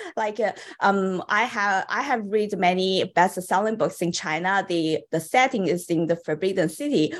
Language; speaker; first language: English; non-native, fluent; Chinese